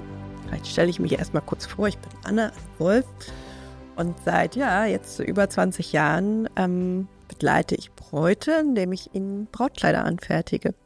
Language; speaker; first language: German; native; German